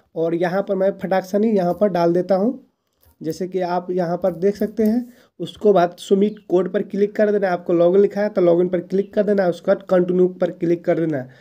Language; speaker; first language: Hindi; native; Hindi